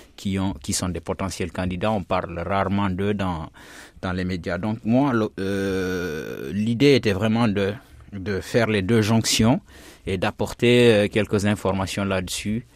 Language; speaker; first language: French; non-native, local second language; Fula